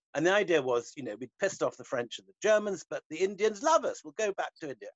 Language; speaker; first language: English; native; English